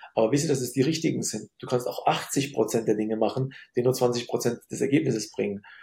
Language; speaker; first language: German; early bilingual, other home language; Arabic